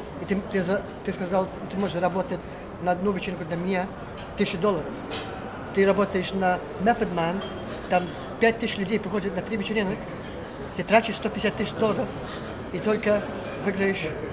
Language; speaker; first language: Russian; early bilingual, heritage; Russian